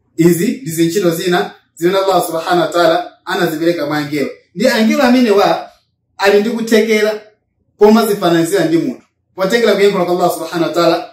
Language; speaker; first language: Nyanja; native; Nyanja